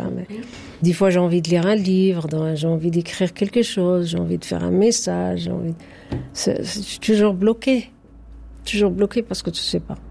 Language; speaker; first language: French; non-native, fluent; Arabic